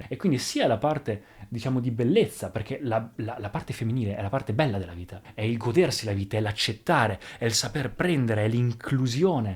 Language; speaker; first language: Italian; native; Italian